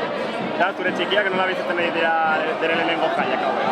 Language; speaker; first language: Basque; native; Basque